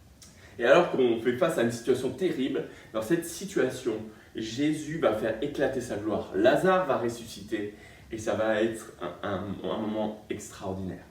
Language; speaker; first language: French; native; French